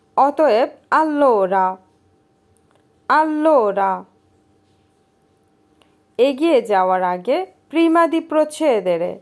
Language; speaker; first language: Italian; non-native, learner; Bangla